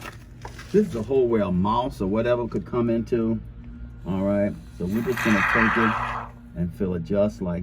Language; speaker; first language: English; native; English